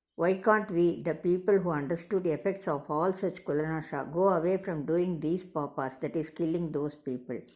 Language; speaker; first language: English; non-native, local second language; Tamil